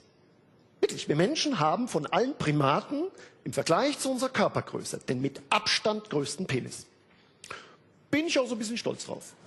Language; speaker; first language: German; native; German